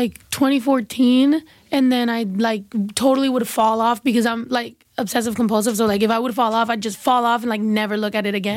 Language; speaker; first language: English; early bilingual, other home language; Spanish